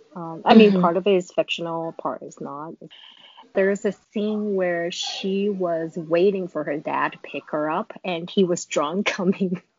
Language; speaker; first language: English; non-native, fluent; Chinese